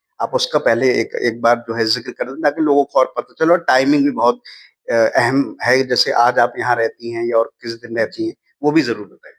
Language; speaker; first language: Hindi; native; Hindi